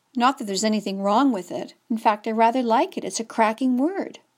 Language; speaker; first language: English; native; English